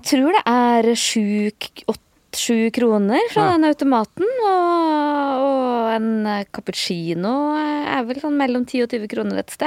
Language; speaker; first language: Norwegian; native; Norwegian